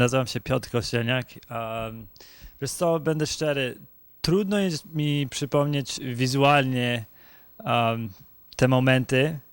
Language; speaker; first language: Polish; early bilingual, heritage; Polish